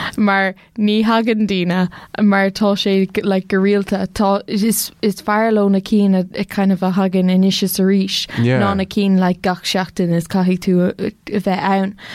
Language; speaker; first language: Irish; non-native, local second language; English